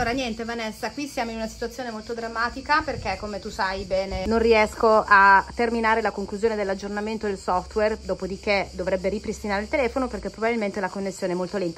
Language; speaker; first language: Italian; native; Italian